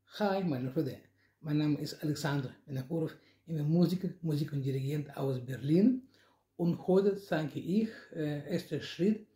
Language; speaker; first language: German; non-native, learner; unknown